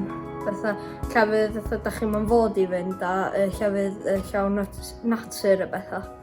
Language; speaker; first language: Welsh; native; Welsh